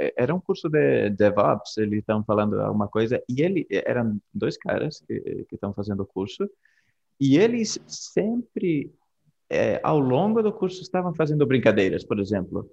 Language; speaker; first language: Portuguese; non-native, fluent; Spanish